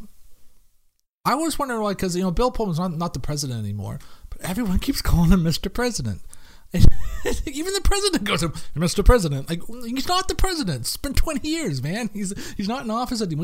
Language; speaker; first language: English; native; English